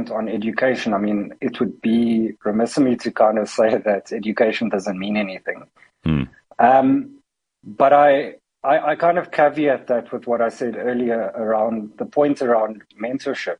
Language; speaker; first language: English; native; English